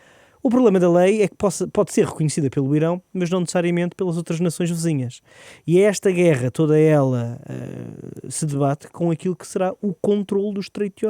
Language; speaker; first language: Portuguese; native; Portuguese